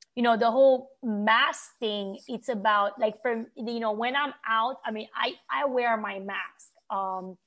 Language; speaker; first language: English; non-native, fluent; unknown